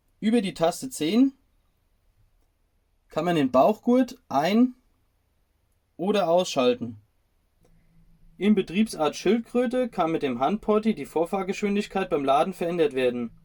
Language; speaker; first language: German; native; German